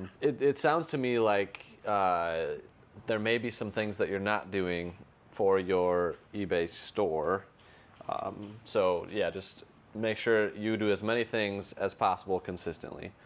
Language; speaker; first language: English; native; English